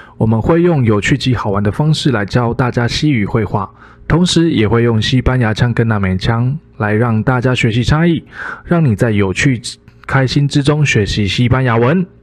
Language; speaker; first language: Chinese; early bilingual, heritage; Chinese